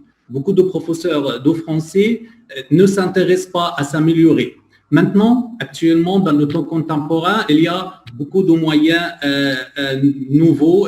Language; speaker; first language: French; non-native, fluent; Arabic